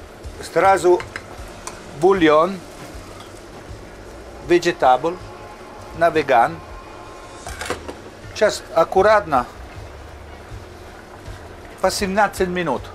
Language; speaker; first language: Russian; non-native, learner; Italian